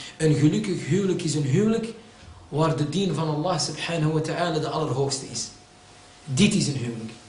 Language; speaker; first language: Dutch; early bilingual, other home language; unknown